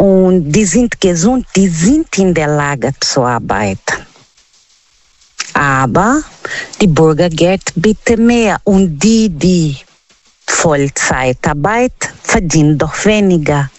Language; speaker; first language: German; non-native, learner; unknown